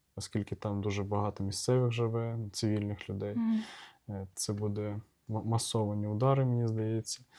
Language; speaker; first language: Ukrainian; native; Ukrainian